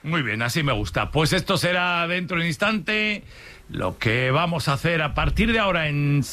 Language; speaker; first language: Spanish; native; Spanish